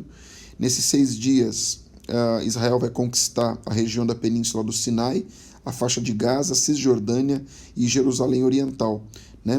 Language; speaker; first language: Portuguese; native; Portuguese